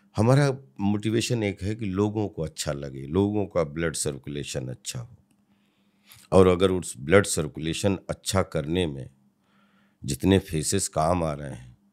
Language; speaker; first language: Hindi; native; Hindi